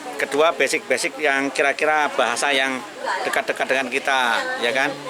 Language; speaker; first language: Indonesian; non-native, local second language; Javanese